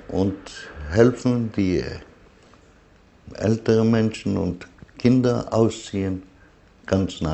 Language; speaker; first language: German; non-native, learner; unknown